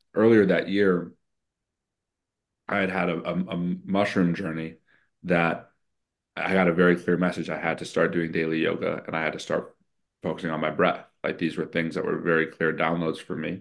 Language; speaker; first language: English; native; English